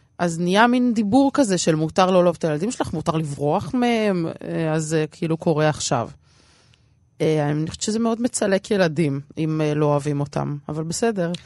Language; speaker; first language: Hebrew; early bilingual, other home language; Russian